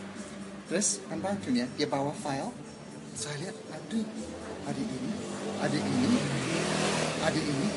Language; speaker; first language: Indonesian; non-native, learner; English